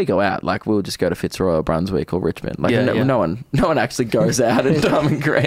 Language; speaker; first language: English; native; English